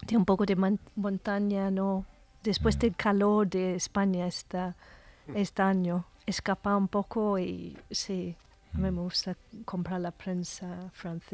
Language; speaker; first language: Spanish; non-native, fluent; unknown